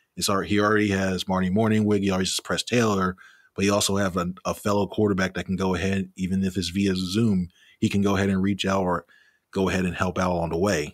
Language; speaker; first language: English; native; English